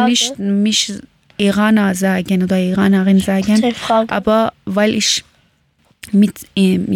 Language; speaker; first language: German; early bilingual, other home language; Persian